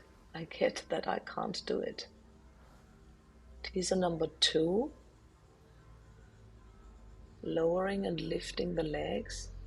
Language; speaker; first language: English; non-native, fluent; German